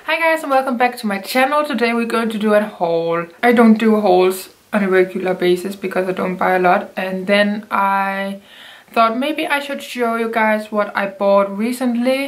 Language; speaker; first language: English; non-native, fluent; Danish